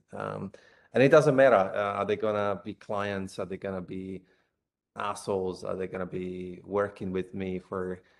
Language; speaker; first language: English; non-native, fluent; Italian